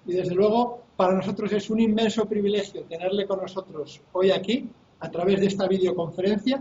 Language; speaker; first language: Spanish; native; Spanish